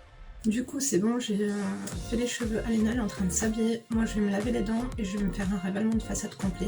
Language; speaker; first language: French; native; French